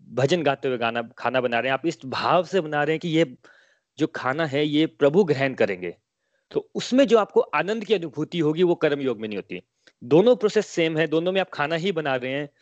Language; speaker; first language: Hindi; native; Hindi